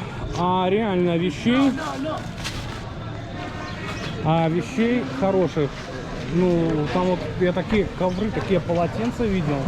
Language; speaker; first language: Russian; native; Russian